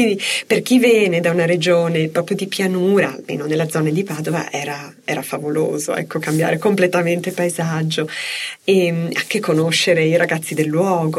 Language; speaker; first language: Italian; native; Italian